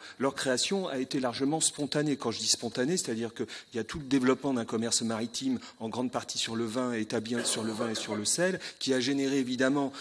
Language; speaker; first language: French; native; French